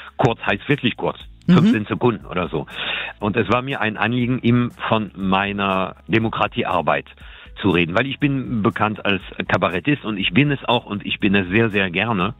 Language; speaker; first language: German; non-native, fluent; French